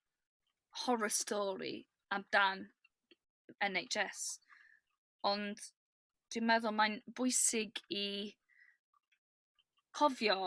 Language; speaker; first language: Welsh; non-native, learner; English